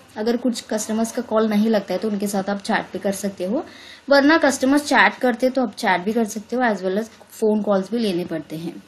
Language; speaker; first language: Hindi; native; Hindi